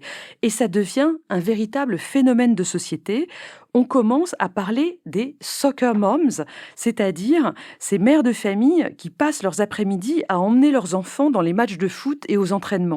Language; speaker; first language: French; native; French